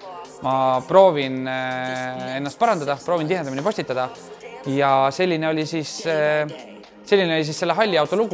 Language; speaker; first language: Estonian; native; Estonian